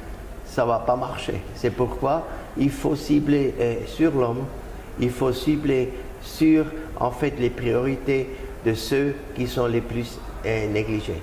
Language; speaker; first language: French; non-native, fluent; German